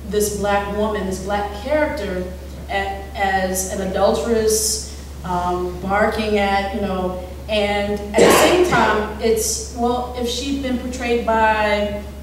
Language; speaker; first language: English; native; English